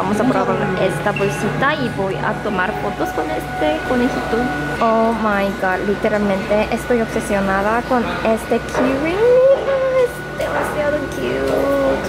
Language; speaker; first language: Spanish; non-native, fluent; Korean